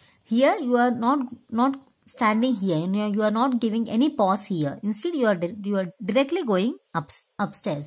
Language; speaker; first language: English; non-native, local second language; Tamil